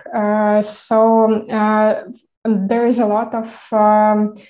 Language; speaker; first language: English; non-native, fluent; Ukrainian